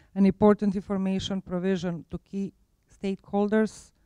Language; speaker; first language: English; non-native, fluent; Croatian